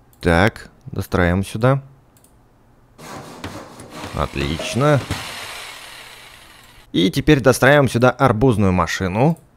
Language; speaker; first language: Russian; native; Russian